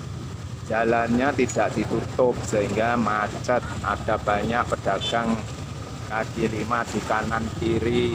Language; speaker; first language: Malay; non-native, local second language; Javanese